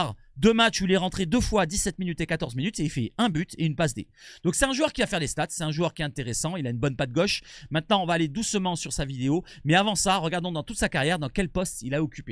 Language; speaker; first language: French; native; French